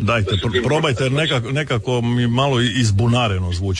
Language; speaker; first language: Serbian; native; Serbian